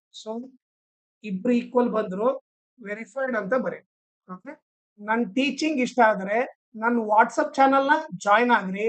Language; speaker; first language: Kannada; native; Kannada